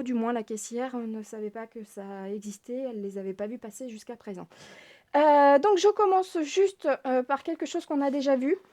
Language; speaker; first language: French; native; French